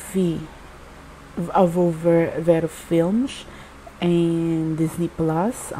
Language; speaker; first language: Portuguese; non-native, learner; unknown